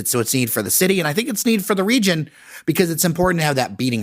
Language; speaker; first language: English; native; English